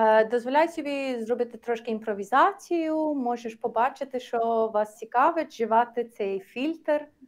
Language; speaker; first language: Ukrainian; early bilingual, heritage; Ukrainian